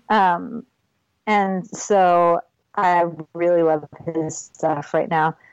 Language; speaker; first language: English; native; English